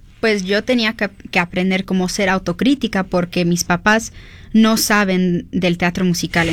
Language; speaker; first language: Spanish; early bilingual, heritage; Spanish